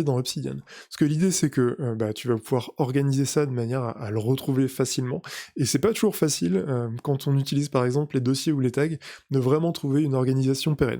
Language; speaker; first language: French; native; French